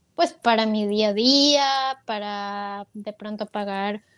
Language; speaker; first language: Spanish; native; Spanish